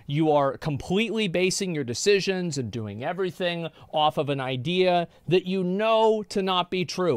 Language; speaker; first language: English; native; English